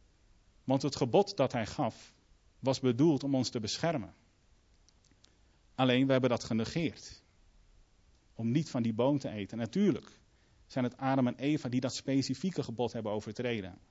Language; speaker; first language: Dutch; native; Dutch